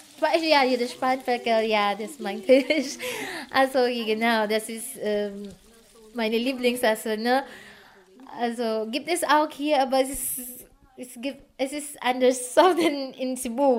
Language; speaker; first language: German; non-native, learner; Cebuano